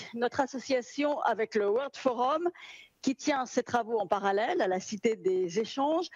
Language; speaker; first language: French; native; French